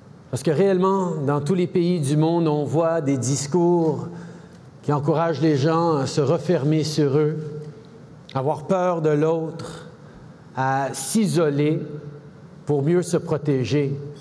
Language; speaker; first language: French; native; French